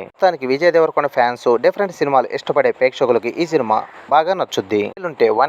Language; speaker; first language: Telugu; native; Telugu